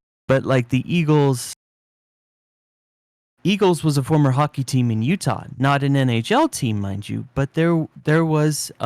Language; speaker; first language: English; native; English